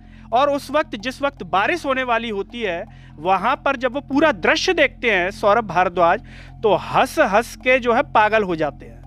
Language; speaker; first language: Hindi; native; Hindi